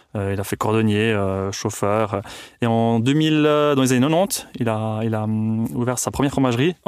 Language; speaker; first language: French; early bilingual, other home language; Italian